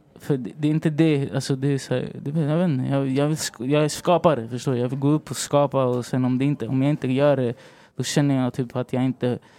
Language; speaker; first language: Swedish; early bilingual, other home language; Spanish